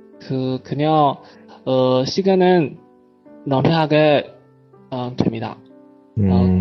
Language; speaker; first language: Korean; non-native, learner; Chinese